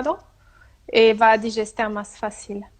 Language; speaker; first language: Spanish; non-native, learner; French